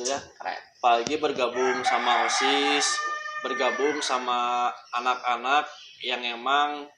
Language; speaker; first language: Indonesian; non-native, local second language; Sundanese